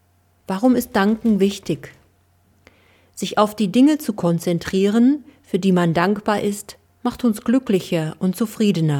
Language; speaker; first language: German; native; German